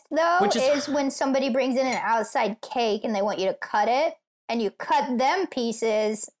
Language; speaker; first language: English; native; English